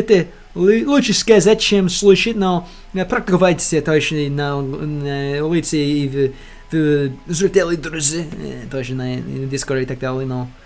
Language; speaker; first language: Russian; non-native, learner; English